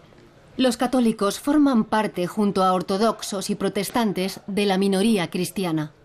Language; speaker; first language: Spanish; native; Spanish